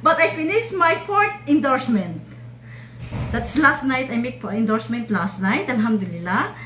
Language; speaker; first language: English; non-native, local second language; Filipino